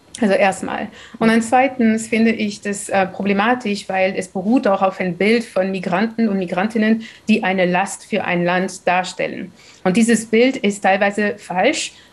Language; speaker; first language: German; non-native, fluent; French